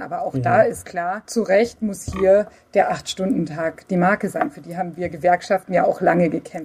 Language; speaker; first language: German; native; German